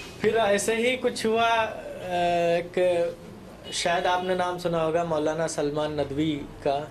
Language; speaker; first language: Urdu; native; Urdu